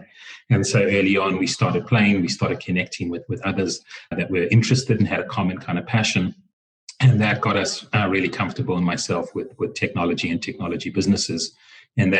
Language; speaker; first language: English; native; English